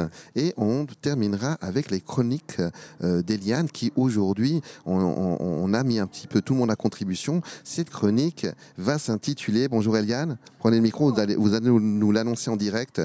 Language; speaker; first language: French; native; French